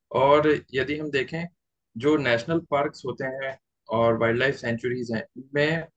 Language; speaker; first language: Hindi; native; Hindi